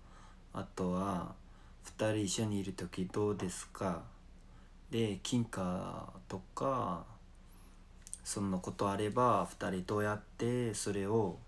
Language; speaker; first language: Japanese; non-native, learner; Mongolian